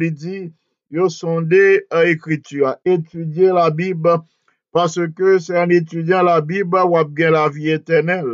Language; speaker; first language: French; non-native, local second language; Haitian Creole